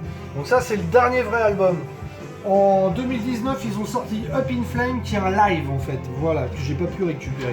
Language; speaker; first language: French; native; French